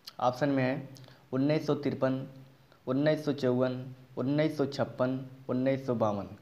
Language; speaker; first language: Hindi; native; Hindi